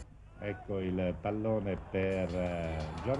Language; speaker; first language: Italian; native; Italian